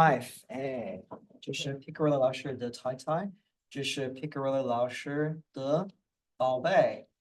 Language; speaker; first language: Chinese; non-native, fluent; English